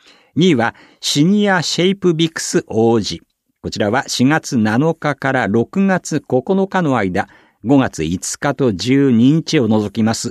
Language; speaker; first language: Japanese; native; Japanese